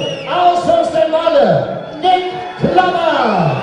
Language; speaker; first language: German; native; German